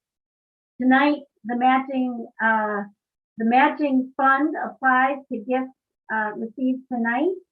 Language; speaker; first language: English; native; English